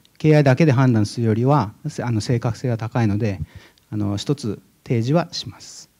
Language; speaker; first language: Japanese; native; Japanese